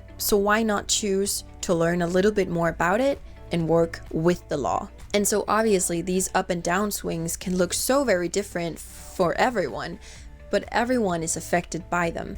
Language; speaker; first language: English; non-native, fluent; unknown